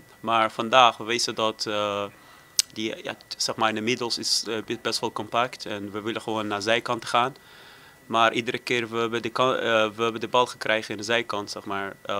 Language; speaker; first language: Dutch; non-native, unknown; Persian